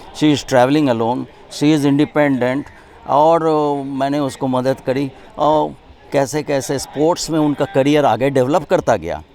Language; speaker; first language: Hindi; native; Hindi